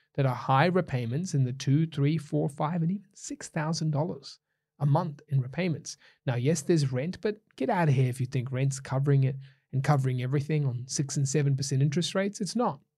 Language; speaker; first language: English; native; English